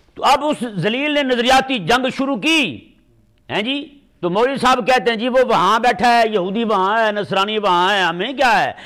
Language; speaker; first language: Urdu; non-native, local second language; Punjabi